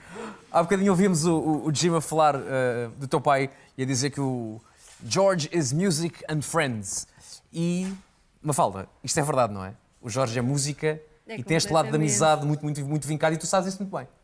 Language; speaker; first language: Portuguese; native; Portuguese